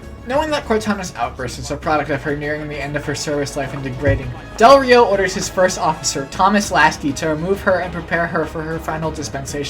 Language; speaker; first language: English; native; English